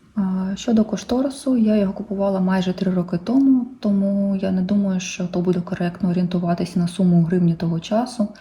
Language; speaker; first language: Ukrainian; native; Ukrainian